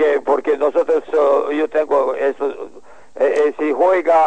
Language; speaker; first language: Spanish; non-native, learner; Serbian